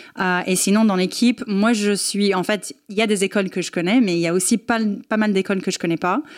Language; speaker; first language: French; non-native, fluent; English